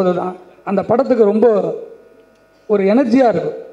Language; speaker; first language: Tamil; native; Tamil